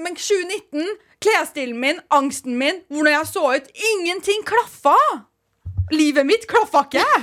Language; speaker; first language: Norwegian; early bilingual, other home language; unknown